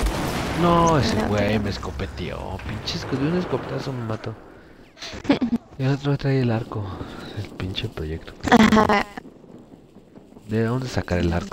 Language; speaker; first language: Spanish; native; Spanish